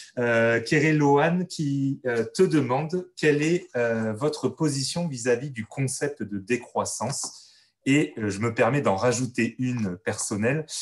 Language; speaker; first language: French; native; French